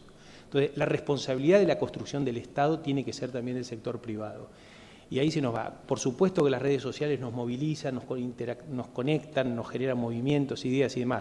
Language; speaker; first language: Spanish; native; Spanish